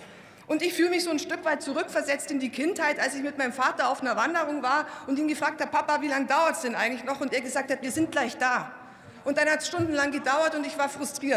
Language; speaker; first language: German; native; German